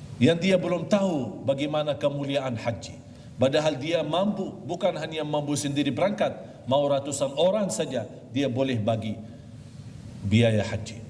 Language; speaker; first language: Malay; non-native, fluent; Arabic